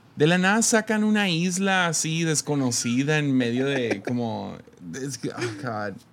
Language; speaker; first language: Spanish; early bilingual, heritage; Spanish